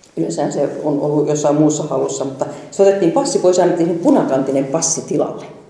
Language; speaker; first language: Finnish; native; Finnish